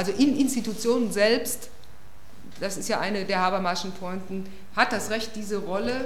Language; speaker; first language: German; native; German